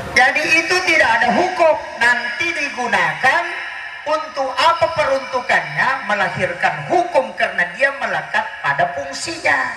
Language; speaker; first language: Indonesian; non-native, local second language; Buginese